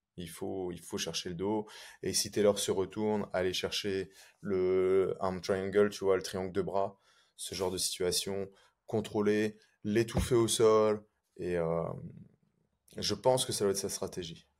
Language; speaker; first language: French; native; French